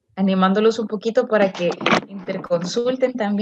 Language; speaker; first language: Spanish; native; Spanish